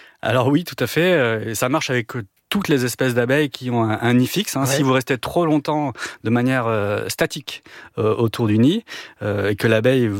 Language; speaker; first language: French; native; French